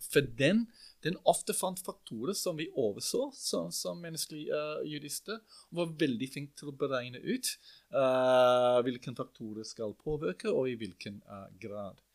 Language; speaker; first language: Norwegian; non-native, fluent; English